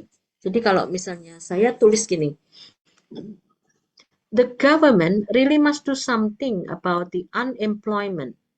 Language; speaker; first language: English; non-native, fluent; Indonesian